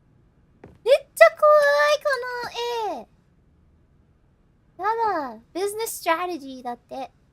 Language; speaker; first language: Japanese; non-native, fluent; English